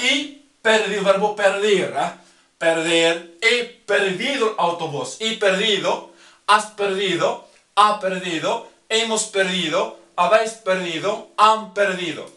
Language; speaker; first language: Spanish; non-native, fluent; Arabic